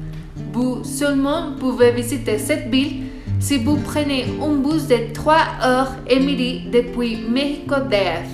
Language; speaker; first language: French; non-native, learner; Spanish